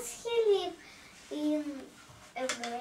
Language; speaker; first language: English; non-native, learner; Russian